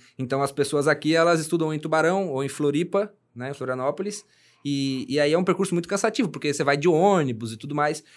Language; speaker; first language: Portuguese; native; Portuguese